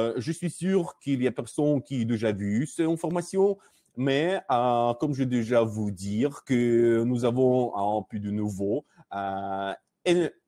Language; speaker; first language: French; non-native, learner; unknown